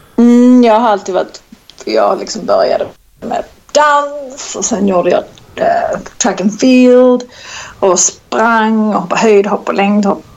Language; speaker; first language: Swedish; native; Swedish